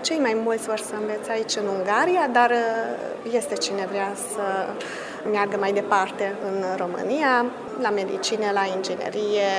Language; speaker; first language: Romanian; early bilingual, heritage; Romanian